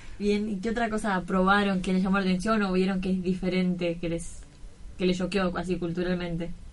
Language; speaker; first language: Spanish; native; Spanish